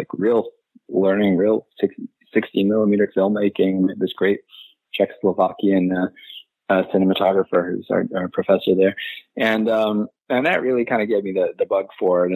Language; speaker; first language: English; native; English